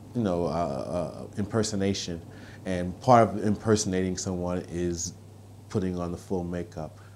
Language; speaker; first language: English; native; English